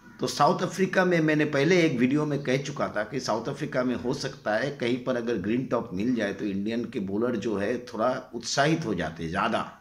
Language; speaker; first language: Hindi; non-native, local second language; Bangla